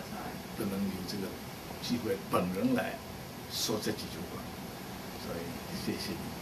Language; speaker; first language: Chinese; non-native, local second language; Cantonese